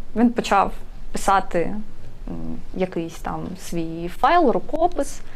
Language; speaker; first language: Ukrainian; native; Ukrainian